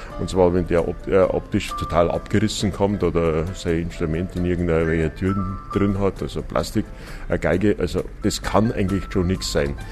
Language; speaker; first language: German; native; German